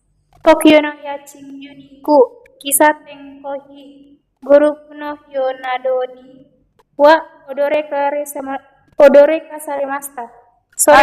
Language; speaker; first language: Japanese; non-native, learner; Indonesian